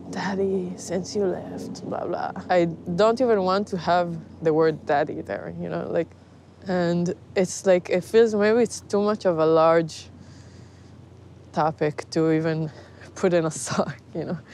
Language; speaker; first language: English; non-native, fluent; Hebrew